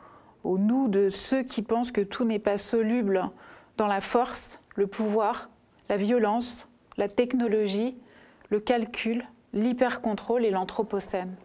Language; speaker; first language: French; native; French